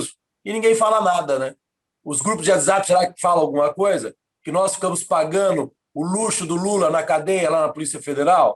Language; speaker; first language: Portuguese; native; Portuguese